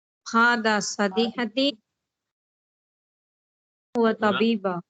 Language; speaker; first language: Arabic; non-native, learner; Tamil